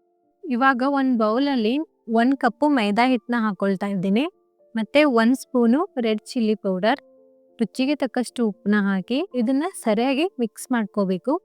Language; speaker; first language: Kannada; native; Kannada